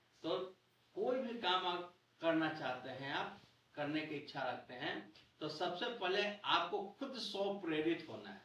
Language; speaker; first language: Hindi; native; Hindi